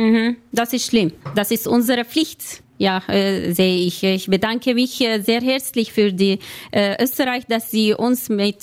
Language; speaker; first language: German; non-native, learner; Arabic